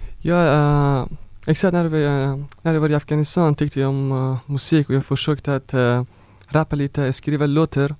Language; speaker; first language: Swedish; non-native, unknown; Persian